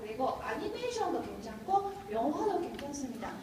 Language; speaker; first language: Korean; non-native, fluent; Japanese